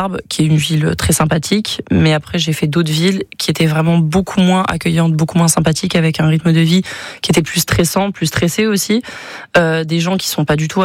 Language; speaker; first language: French; native; French